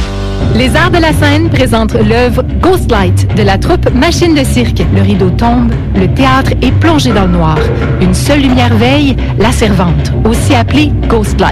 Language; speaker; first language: French; native; French